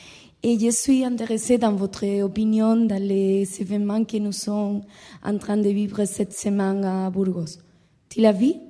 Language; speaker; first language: French; non-native, learner; Spanish